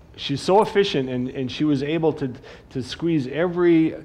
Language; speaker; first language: English; native; English